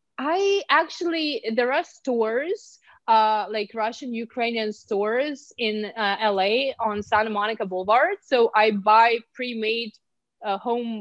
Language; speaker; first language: English; non-native, fluent; Ukrainian